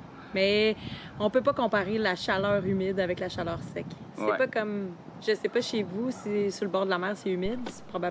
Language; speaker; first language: French; native; French